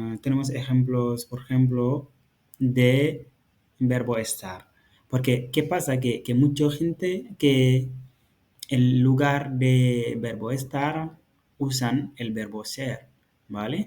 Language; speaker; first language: Spanish; non-native, fluent; Fula